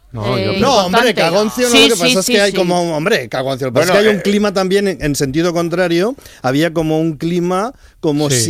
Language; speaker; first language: Spanish; native; Spanish